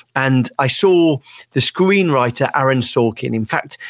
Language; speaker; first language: English; native; English